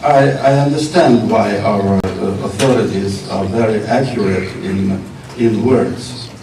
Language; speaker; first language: English; non-native, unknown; Ukrainian